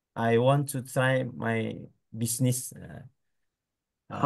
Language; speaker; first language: English; non-native, learner; Indonesian